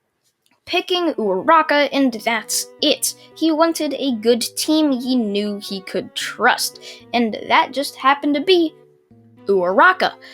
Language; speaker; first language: English; native; English